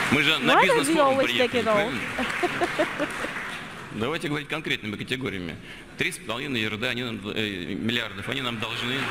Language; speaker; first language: Russian; native; Russian